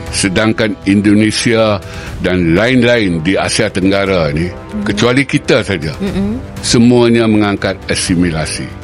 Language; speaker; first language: Malay; native; Malay